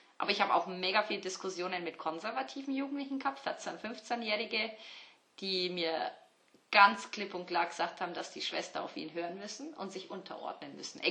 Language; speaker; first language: German; early bilingual, other home language; Turkish